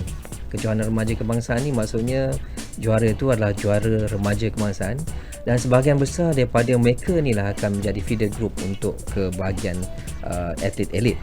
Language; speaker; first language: Malay; native; Malay